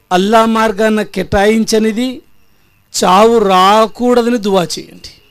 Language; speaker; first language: Telugu; non-native, local second language; Urdu